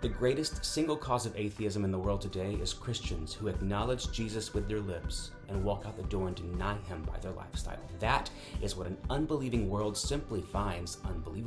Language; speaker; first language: English; native; English